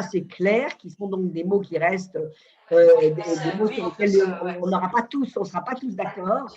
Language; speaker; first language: French; native; French